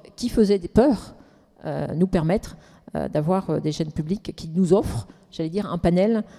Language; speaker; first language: French; native; French